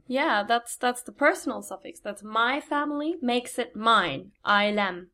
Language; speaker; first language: English; non-native, fluent; Turkish